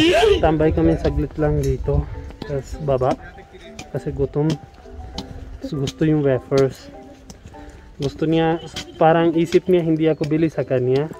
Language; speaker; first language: Filipino; non-native, learner; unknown